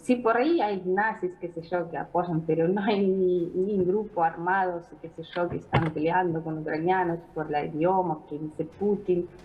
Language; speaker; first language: Spanish; non-native, fluent; Ukrainian